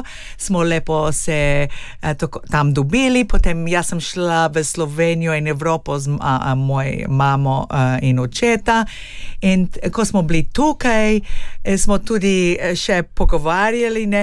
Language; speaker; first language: Slovenian; early bilingual, heritage; Slovenian